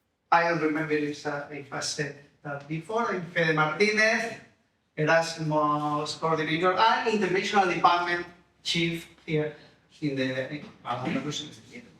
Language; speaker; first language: English; non-native, fluent; Spanish